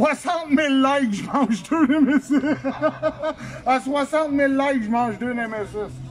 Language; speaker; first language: French; native; French